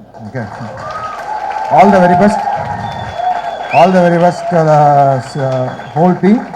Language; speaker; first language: Tamil; native; Tamil